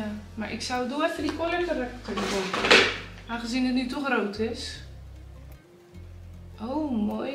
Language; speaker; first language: Dutch; native; Dutch